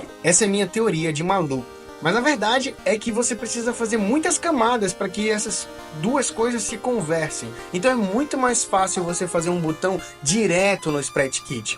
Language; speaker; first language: Portuguese; native; Portuguese